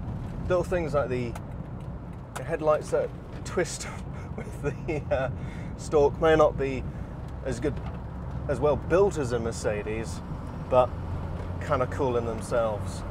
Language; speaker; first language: English; native; English